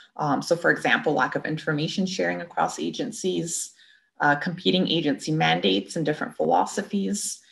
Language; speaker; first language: English; native; English